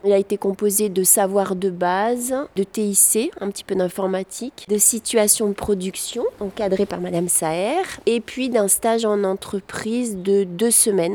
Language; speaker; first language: French; native; French